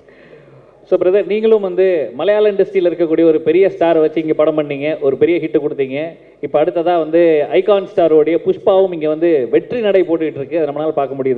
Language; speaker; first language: Tamil; native; Tamil